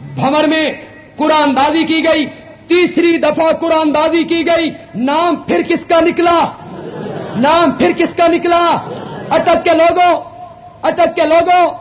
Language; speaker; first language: Urdu; non-native, local second language; Punjabi